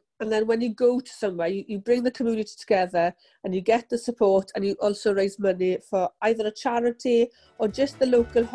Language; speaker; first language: English; native; English